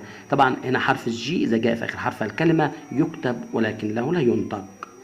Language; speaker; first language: Arabic; native; Arabic